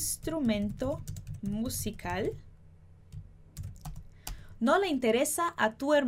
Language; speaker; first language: Spanish; non-native, fluent; Portuguese